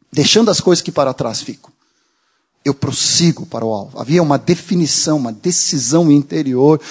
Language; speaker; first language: Portuguese; non-native, fluent; Swedish